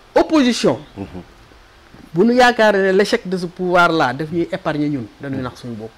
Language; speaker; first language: Wolof; native; Wolof